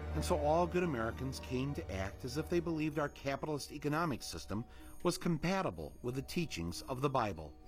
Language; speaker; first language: English; native; English